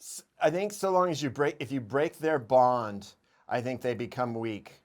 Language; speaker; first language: English; native; English